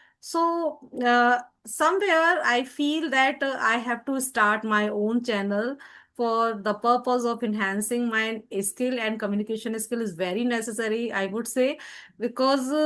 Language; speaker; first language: English; non-native, learner; Hindi